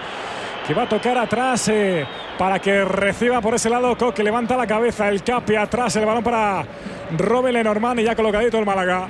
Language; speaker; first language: Spanish; native; Spanish